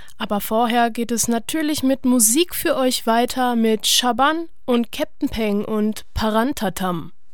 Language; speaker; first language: German; native; German